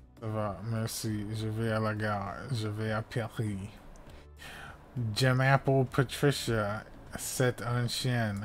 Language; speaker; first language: French; non-native, learner; English